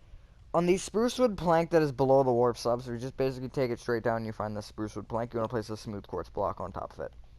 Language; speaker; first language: English; native; English